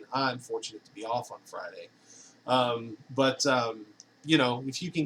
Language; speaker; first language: English; native; English